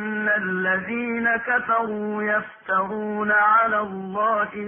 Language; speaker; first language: Arabic; native; Arabic